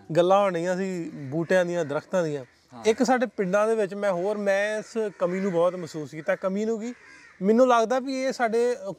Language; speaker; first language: Punjabi; native; Punjabi